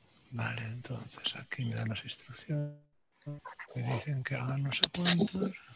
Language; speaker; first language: Spanish; native; Spanish